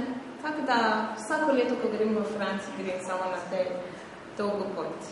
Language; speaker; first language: Slovenian; non-native, fluent; French